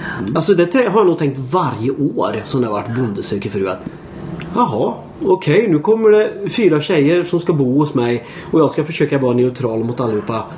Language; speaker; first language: Swedish; native; Swedish